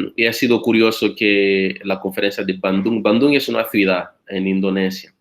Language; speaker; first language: Spanish; non-native, fluent; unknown